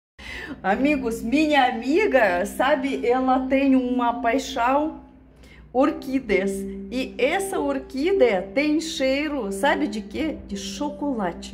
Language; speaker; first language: Portuguese; non-native, fluent; Russian